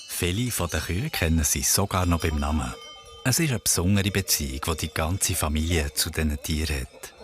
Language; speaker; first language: German; native; German